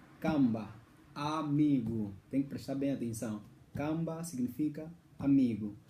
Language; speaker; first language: Portuguese; native; Portuguese